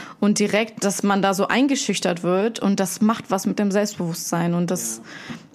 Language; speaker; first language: German; early bilingual, other home language; Russian